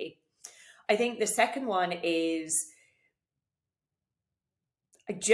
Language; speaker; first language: English; native; English